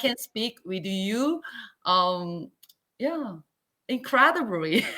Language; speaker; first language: English; non-native, learner; Korean